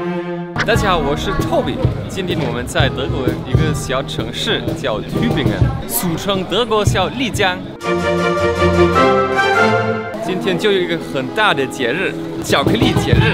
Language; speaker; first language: Chinese; non-native, fluent; German